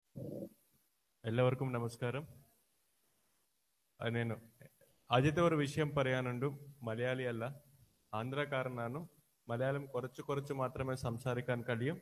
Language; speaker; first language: Malayalam; non-native, learner; Telugu